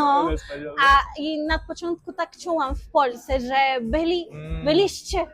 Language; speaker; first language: Polish; non-native, fluent; Spanish